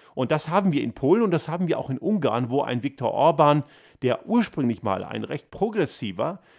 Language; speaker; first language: German; early bilingual, other home language; Croatian